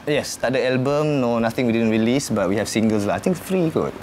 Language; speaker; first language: English; early bilingual, heritage; English